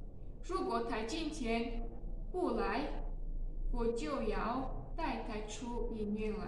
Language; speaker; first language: Chinese; non-native, learner; Tajik